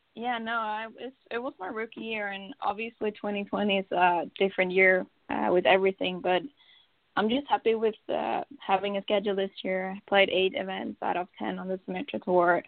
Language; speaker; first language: English; non-native, fluent; Swedish